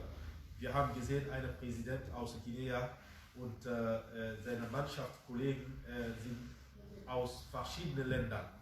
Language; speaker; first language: German; non-native, fluent; Fula